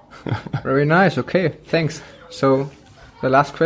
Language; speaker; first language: English; non-native, fluent; German